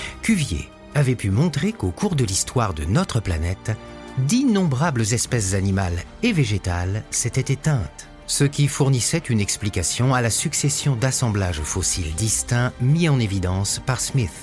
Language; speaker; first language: French; native; French